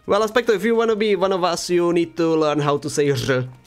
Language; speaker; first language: English; non-native, fluent; Czech